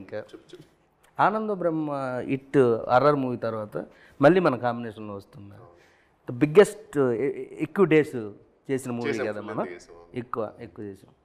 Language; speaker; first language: Telugu; native; Telugu